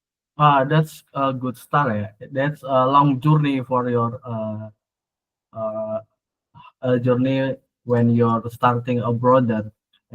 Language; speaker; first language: English; non-native, learner; Indonesian